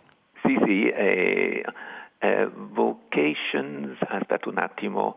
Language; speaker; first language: Italian; non-native, fluent; English